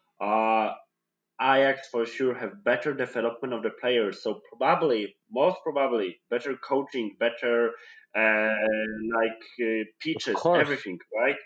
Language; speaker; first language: English; non-native, fluent; Polish